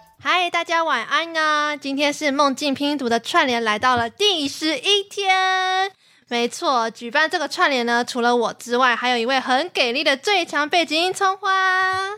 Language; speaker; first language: Chinese; native; Chinese